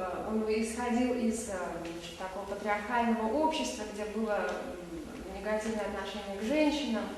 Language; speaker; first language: Russian; native; Russian